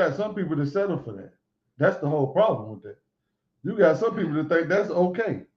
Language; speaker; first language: English; native; English